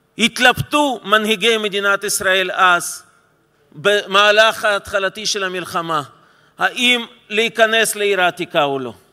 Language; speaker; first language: Hebrew; non-native, fluent; Russian